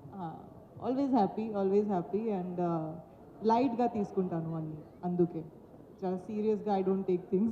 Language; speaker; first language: Telugu; non-native, learner; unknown